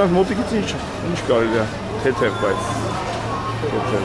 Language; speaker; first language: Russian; non-native, learner; Armenian